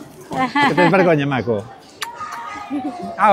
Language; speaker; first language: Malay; non-native, learner; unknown